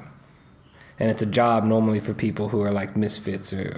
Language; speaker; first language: English; native; English